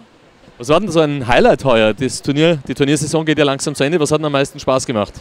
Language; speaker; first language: German; native; German